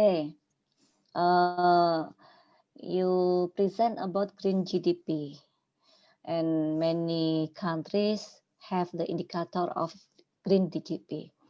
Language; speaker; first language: English; non-native, learner; Indonesian